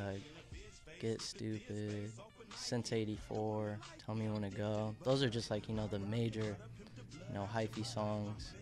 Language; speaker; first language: English; native; English